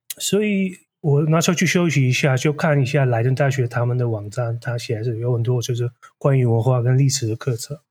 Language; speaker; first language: Chinese; non-native, fluent; Dutch